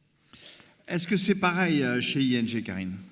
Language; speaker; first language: French; native; French